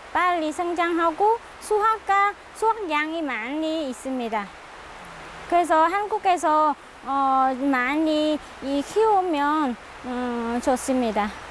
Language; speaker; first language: Korean; non-native, learner; Vietnamese